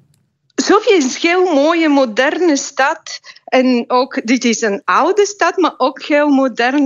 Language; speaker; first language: Dutch; non-native, fluent; Bulgarian